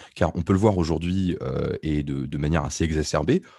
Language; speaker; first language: French; non-native, local second language; Arabic